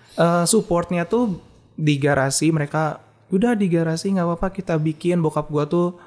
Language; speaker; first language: Indonesian; native; Indonesian